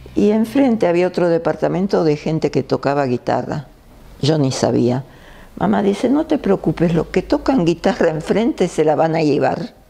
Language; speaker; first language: Spanish; native; Spanish